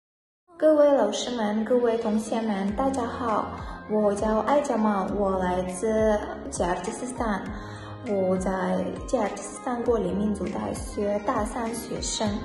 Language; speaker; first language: Chinese; non-native, learner; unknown